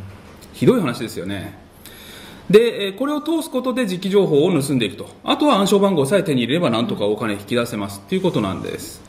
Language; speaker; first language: Japanese; native; Japanese